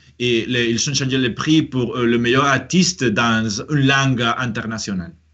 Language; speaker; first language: French; non-native, fluent; Spanish